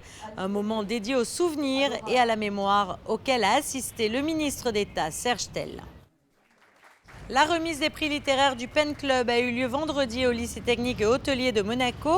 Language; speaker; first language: French; native; French